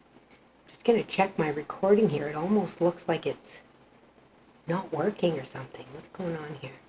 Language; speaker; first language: English; native; English